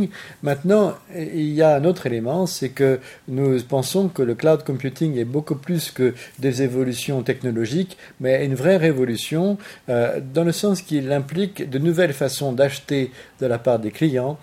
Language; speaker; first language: French; native; French